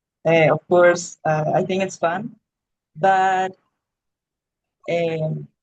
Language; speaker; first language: English; non-native, learner; Spanish